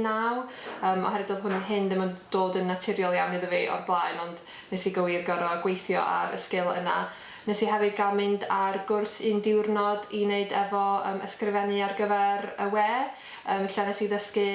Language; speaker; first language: Welsh; native; Welsh